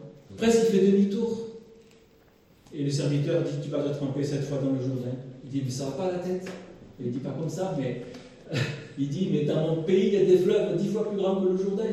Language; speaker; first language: French; native; French